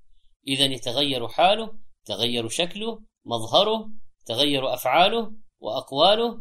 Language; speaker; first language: Arabic; native; Arabic